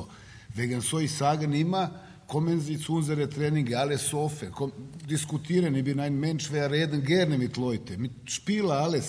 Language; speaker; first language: German; non-native, learner; Serbian